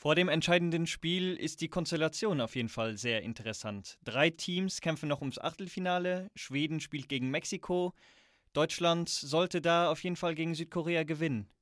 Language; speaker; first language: German; native; German